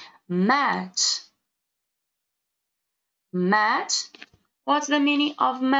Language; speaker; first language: English; non-native, learner; Portuguese